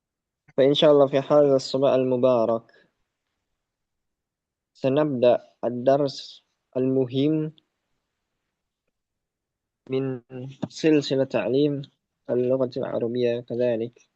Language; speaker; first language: Arabic; non-native, learner; Indonesian